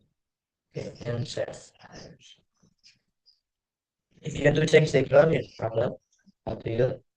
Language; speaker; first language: English; non-native, learner; Indonesian